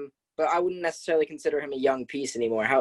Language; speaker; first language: English; native; English